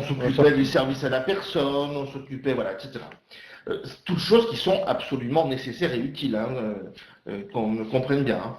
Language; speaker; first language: French; native; French